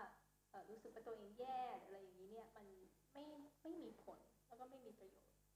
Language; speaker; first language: Thai; native; Thai